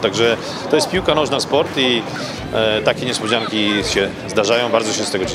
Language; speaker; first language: Polish; native; Polish